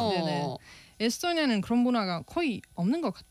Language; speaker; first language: Korean; non-native, fluent; Estonian